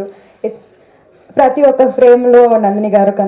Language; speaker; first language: Telugu; non-native, fluent; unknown